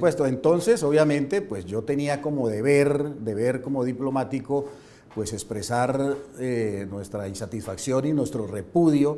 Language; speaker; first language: Spanish; native; Spanish